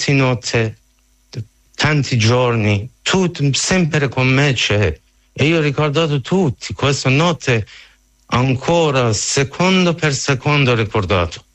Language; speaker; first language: Italian; non-native, learner; Persian